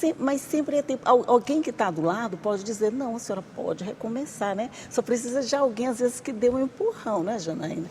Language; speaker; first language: Portuguese; native; Portuguese